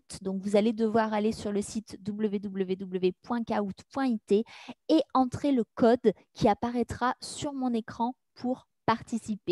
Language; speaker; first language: French; native; French